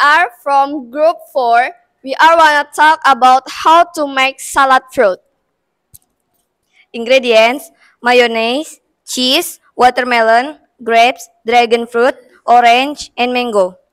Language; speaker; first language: English; non-native, learner; Indonesian